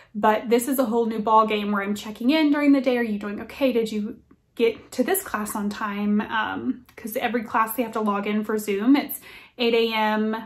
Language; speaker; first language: English; native; English